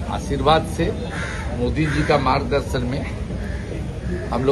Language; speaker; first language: Hindi; non-native, local second language; Bangla